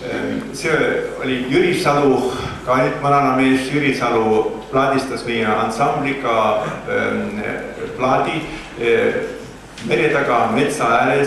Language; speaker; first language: Estonian; native; Estonian